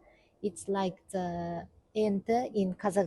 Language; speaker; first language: English; non-native, fluent; Kazakh